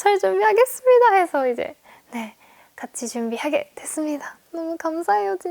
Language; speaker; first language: Korean; non-native, fluent; Japanese